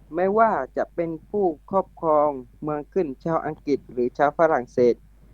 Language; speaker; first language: Thai; non-native, local second language; Pattani Malay